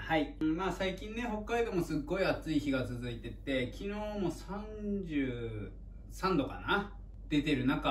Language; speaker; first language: Japanese; native; Japanese